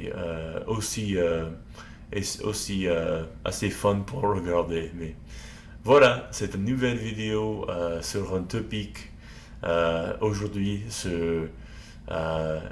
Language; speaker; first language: French; non-native, learner; English